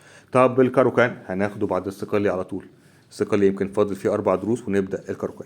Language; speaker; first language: Arabic; native; Arabic